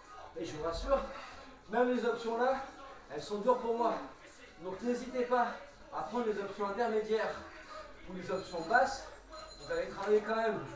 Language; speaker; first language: French; native; French